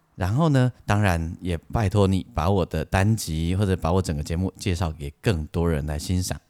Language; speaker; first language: Chinese; native; Chinese